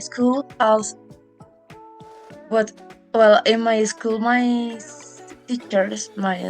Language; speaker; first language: English; non-native, learner; Spanish